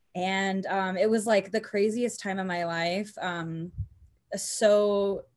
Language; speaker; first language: English; native; English